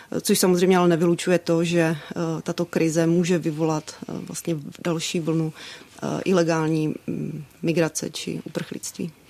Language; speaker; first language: Czech; native; Czech